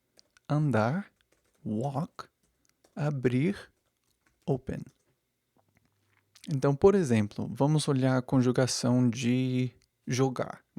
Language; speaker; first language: Portuguese; non-native, fluent; English